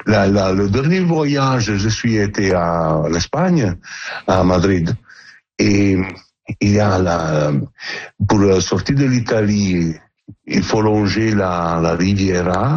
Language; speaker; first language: French; non-native, learner; Italian